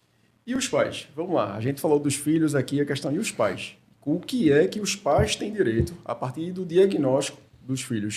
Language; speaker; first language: Portuguese; native; Portuguese